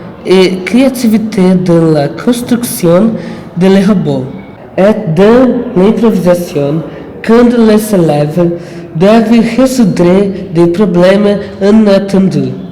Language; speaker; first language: French; non-native, learner; Portuguese